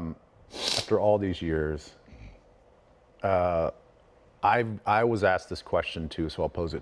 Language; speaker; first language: English; native; English